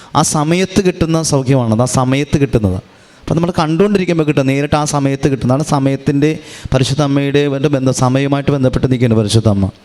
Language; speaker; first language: Malayalam; native; Malayalam